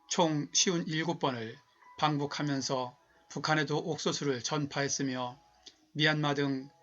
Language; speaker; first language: Korean; native; Korean